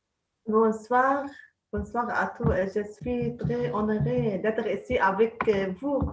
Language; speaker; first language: French; non-native, local second language; Arabic